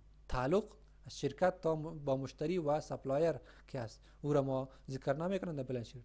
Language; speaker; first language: Persian; non-native, local second language; Pashto